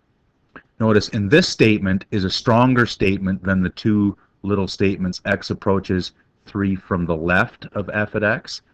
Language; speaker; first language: English; native; English